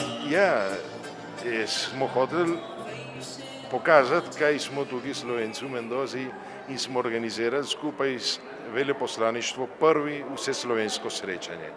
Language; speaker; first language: Slovenian; early bilingual, heritage; Slovenian